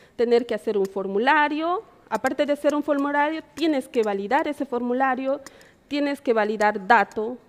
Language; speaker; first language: Spanish; native; Spanish